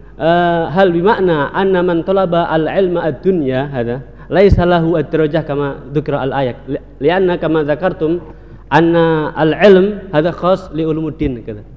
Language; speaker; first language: Arabic; non-native, fluent; Indonesian